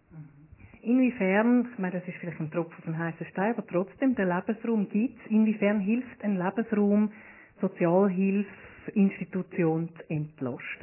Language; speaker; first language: German; native; German